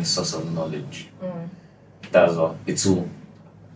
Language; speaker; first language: English; non-native, local second language; Igbo